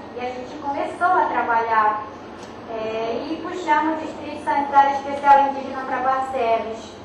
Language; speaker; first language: Portuguese; non-native, local second language; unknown